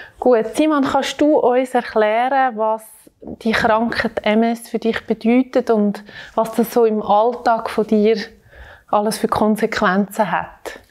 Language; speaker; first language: German; native; German